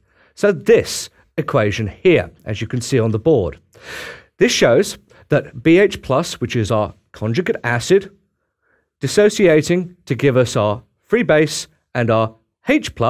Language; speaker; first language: English; native; English